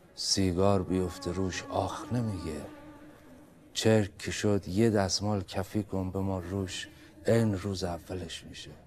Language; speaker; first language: Persian; native; Persian